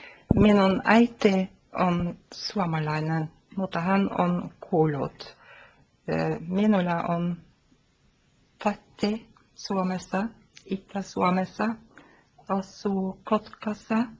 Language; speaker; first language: Finnish; non-native, learner; Norwegian